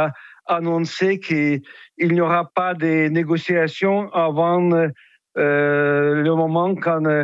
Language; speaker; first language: French; non-native, fluent; Russian